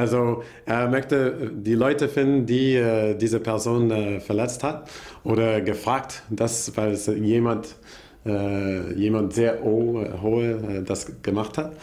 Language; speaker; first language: German; non-native, learner; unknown